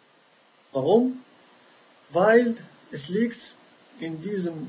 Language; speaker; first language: German; non-native, fluent; Arabic